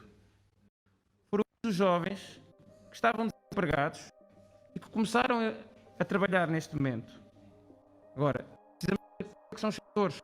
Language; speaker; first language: Portuguese; non-native, local second language; Kabuverdianu